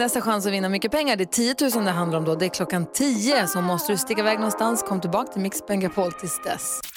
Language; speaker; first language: Swedish; native; Swedish